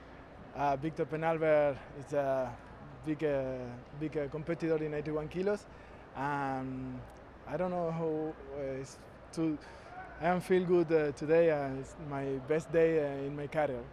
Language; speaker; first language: English; non-native, learner; Spanish